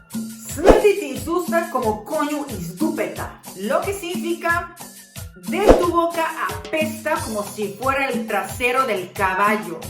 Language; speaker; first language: Spanish; non-native, fluent; Serbian